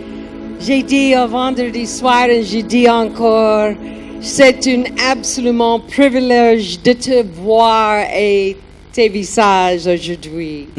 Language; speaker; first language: French; non-native, learner; German